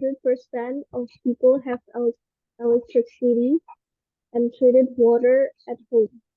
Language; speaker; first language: English; non-native, learner; Indonesian